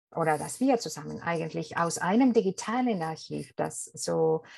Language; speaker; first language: German; non-native, fluent; Spanish